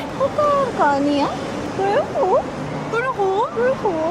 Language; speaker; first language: Korean; non-native, fluent; Japanese